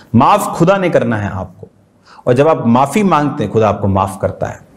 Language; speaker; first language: Hindi; native; Hindi